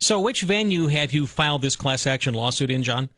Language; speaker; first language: English; native; English